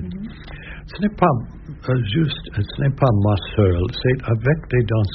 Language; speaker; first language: French; non-native, learner; English